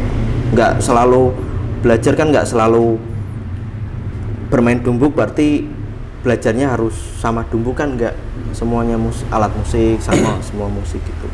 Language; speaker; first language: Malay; non-native, local second language; Javanese